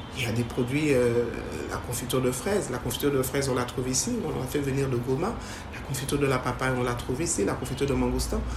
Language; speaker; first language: French; native; French